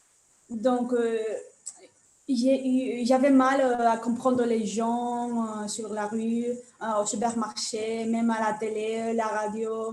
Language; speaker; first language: French; non-native, learner; Spanish